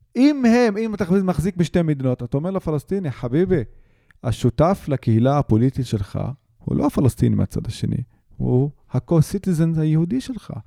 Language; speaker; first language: Hebrew; non-native, local second language; Arabic